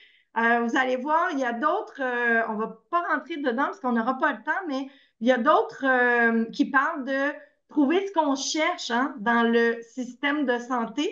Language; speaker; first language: French; native; French